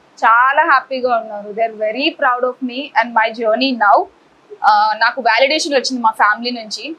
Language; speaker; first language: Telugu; native; Telugu